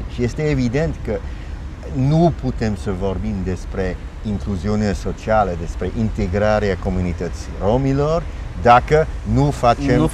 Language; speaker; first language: Romanian; non-native, fluent; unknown